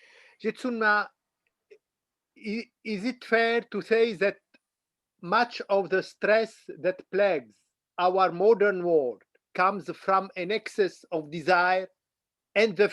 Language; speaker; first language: English; non-native, learner; Arabic